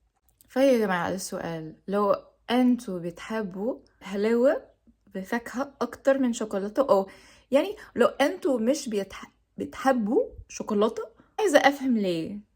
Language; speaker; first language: Arabic; non-native, learner; English